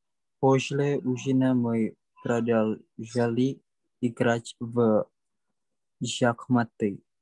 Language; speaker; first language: Russian; non-native, learner; Indonesian